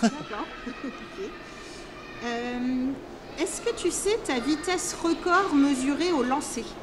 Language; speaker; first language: French; native; French